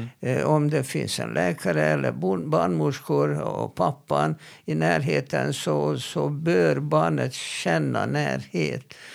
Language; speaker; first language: Swedish; non-native, fluent; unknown